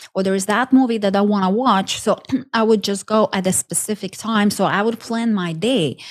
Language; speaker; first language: English; non-native, fluent; Ukrainian